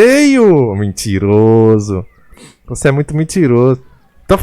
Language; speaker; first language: Portuguese; native; Portuguese